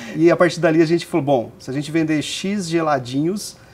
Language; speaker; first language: Portuguese; native; Portuguese